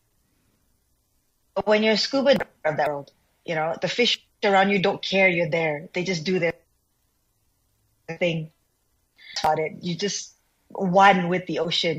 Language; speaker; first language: English; non-native, local second language; Malay